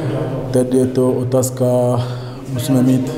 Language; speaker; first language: Czech; non-native, learner; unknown